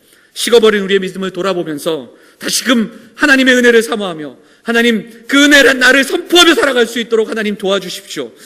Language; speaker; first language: Korean; native; Korean